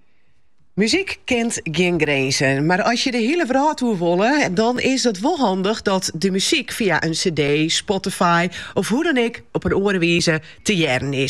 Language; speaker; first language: Dutch; non-native, local second language; Western Frisian